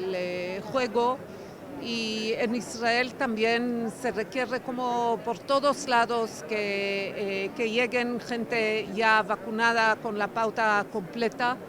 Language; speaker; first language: Spanish; non-native, fluent; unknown